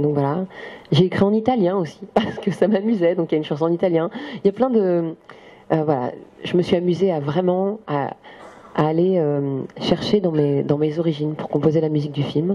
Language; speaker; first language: French; native; French